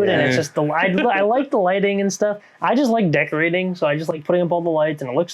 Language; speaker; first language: English; native; English